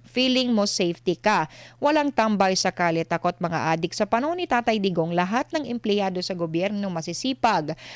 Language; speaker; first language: Filipino; non-native, local second language; Cebuano